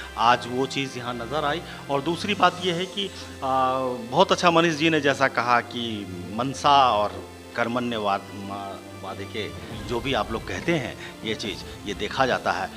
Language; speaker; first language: Hindi; native; Hindi